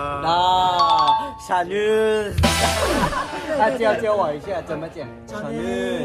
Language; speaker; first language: Chinese; non-native, learner; Thai